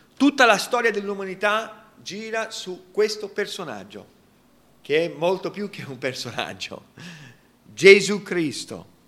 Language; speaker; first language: Italian; non-native, fluent; English